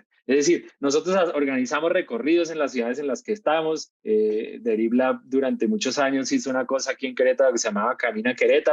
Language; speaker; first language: Spanish; native; Spanish